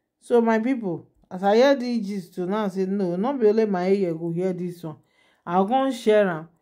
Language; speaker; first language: Nigerian Pidgin; non-native, local second language; Yoruba